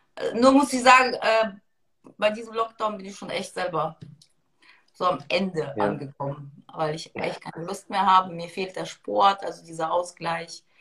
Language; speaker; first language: German; early bilingual, other home language; Russian